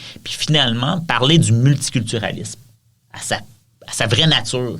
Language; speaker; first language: French; native; French